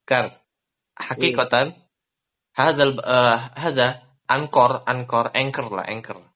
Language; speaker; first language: Arabic; non-native, learner; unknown